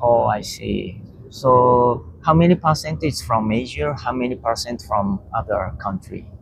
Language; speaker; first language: English; non-native, learner; Japanese